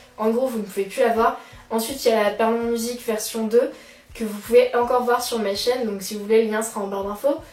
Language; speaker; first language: French; native; French